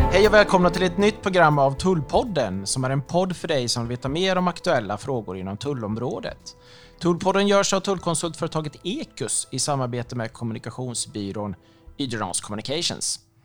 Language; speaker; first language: Swedish; native; Swedish